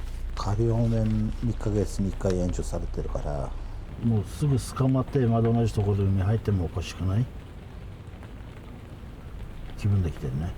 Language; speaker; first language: Japanese; non-native, fluent; Kurdish